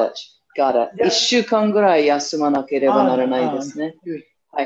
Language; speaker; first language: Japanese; non-native, fluent; English